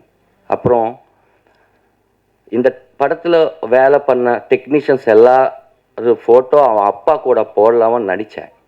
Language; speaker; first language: Tamil; non-native, learner; Telugu